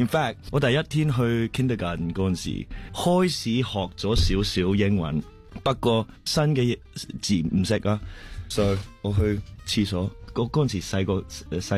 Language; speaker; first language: Cantonese; non-native, fluent; Chinese